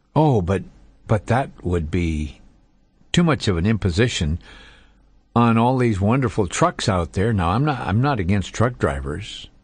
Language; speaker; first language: English; native; English